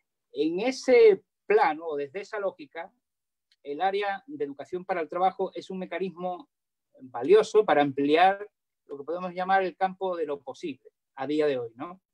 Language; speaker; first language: Spanish; native; Spanish